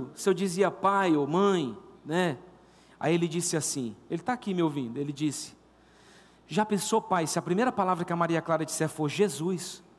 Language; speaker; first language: Portuguese; native; Portuguese